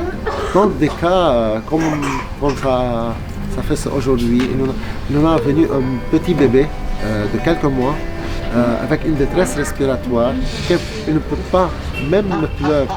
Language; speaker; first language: French; non-native, local second language; Arabic